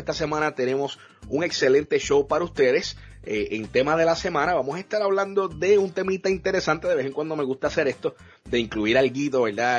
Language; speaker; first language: Spanish; native; Spanish